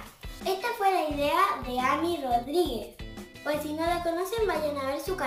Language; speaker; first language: Spanish; native; Spanish